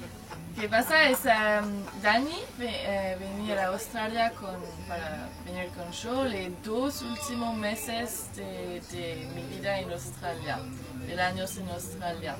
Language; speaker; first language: Spanish; non-native, learner; French